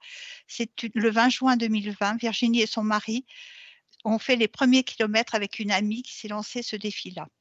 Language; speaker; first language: French; native; French